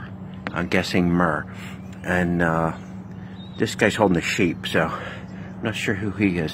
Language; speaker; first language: English; native; English